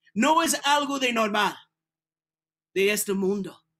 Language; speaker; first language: Spanish; non-native, learner; English